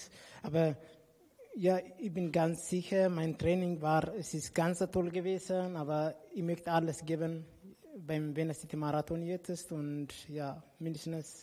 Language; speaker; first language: German; non-native, fluent; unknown